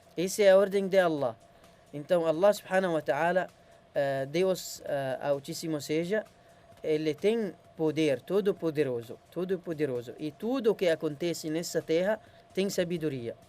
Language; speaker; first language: Portuguese; non-native, learner; Arabic